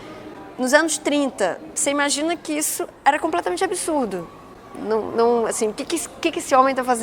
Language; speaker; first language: Portuguese; native; Portuguese